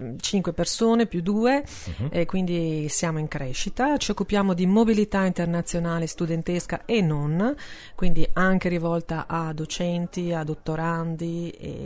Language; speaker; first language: Italian; native; Italian